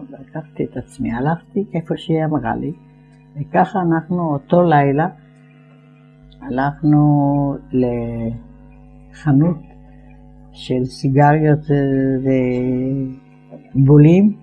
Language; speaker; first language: Hebrew; non-native, fluent; Ladino